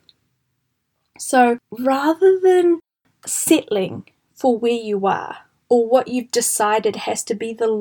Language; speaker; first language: English; native; English